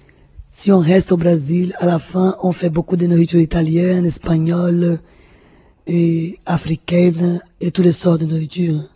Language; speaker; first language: French; non-native, fluent; Portuguese